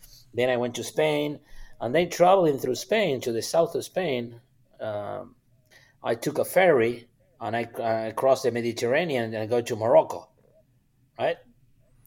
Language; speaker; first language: English; non-native, fluent; Spanish